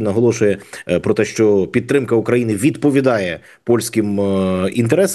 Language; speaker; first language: Ukrainian; native; Ukrainian